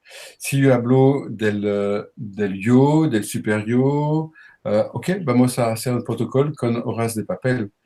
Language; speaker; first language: Spanish; non-native, learner; French